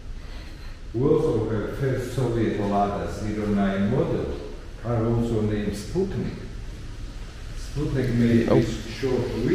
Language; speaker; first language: English; non-native, learner; Georgian